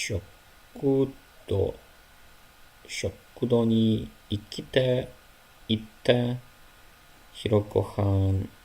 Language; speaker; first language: Japanese; non-native, learner; Ukrainian